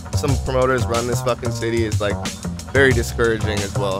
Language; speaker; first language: English; native; English